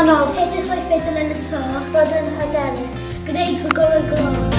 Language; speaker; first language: Welsh; non-native, local second language; English